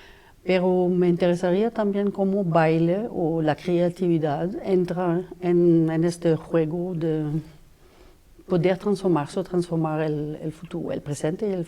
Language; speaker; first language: Spanish; non-native, fluent; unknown